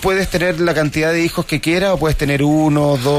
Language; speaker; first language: Spanish; native; Spanish